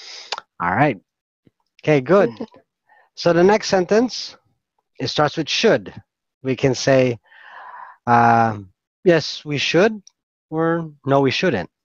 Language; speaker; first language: English; non-native, fluent; Filipino